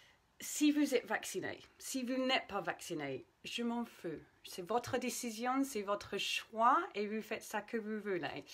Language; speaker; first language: French; non-native, fluent; English